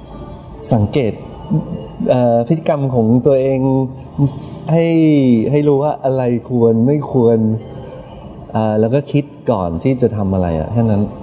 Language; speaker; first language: Thai; early bilingual, heritage; English